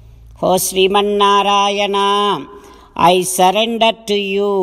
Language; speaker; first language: English; non-native, local second language; Telugu